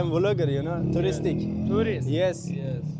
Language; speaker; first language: English; non-native, learner; Turkish